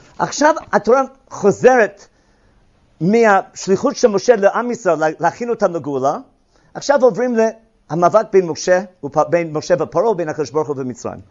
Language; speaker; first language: Hebrew; non-native, fluent; English